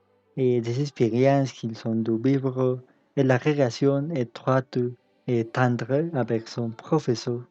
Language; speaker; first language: French; non-native, learner; Spanish